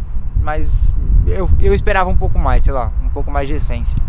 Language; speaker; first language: Portuguese; native; Portuguese